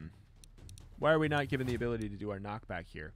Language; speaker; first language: English; native; English